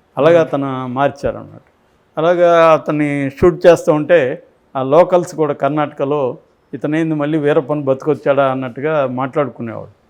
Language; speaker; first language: Telugu; native; Telugu